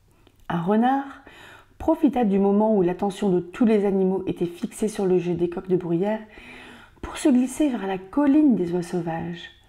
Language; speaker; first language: French; native; French